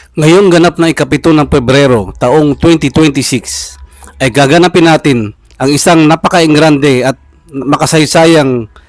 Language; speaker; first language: Filipino; non-native, local second language; Pangasinan